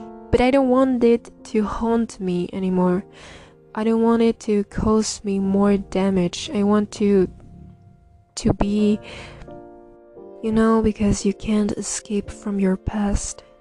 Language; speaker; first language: English; non-native, fluent; Spanish